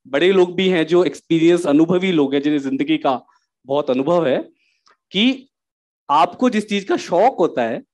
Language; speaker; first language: Hindi; native; Hindi